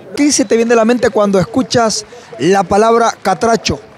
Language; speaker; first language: Spanish; native; Spanish